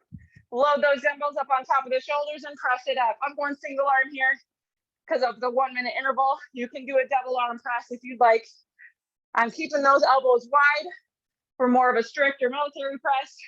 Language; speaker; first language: English; native; English